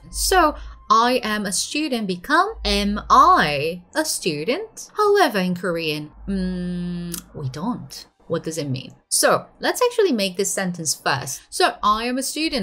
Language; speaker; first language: English; non-native, fluent; Korean